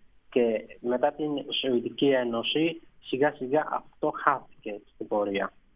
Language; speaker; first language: Greek; non-native, fluent; Persian